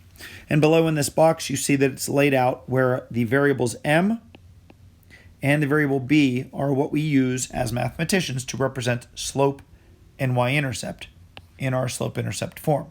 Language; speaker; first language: English; native; English